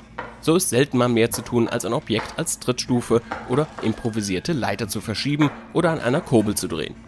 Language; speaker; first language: German; native; German